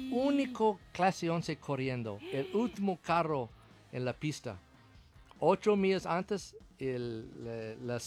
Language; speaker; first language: Spanish; non-native, learner; English